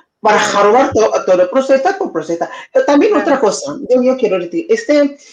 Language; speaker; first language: Spanish; non-native, fluent; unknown